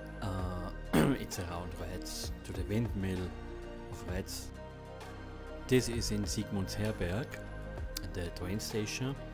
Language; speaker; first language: English; non-native, fluent; German